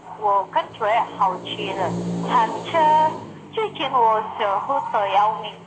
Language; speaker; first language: Chinese; non-native, learner; Indonesian